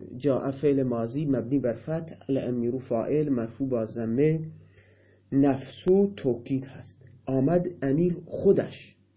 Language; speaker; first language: Persian; non-native, local second language; Baluchi